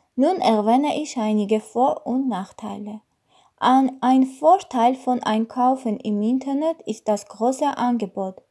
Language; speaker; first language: German; non-native, learner; Armenian